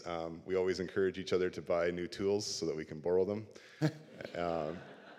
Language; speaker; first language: English; native; English